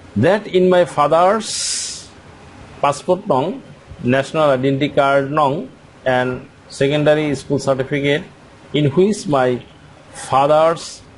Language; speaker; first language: English; non-native, local second language; Bangla